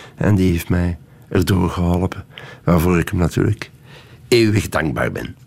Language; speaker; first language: Dutch; native; Dutch